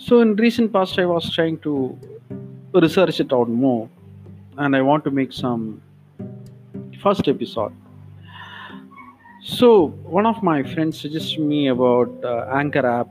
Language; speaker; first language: English; non-native, local second language; Malayalam